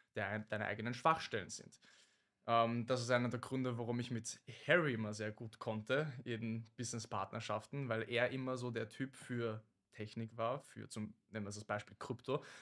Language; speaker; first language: German; native; German